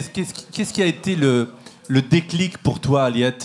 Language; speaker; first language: French; native; French